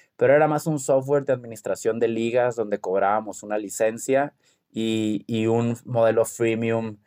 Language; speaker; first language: Spanish; native; Spanish